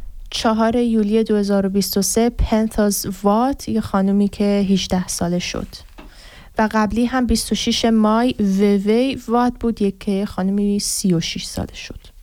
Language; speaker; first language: Persian; native; Persian